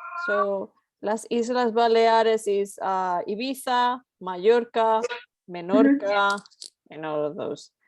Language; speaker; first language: English; non-native, fluent; Spanish